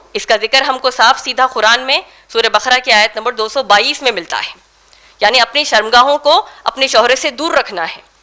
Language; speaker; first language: Urdu; native; Urdu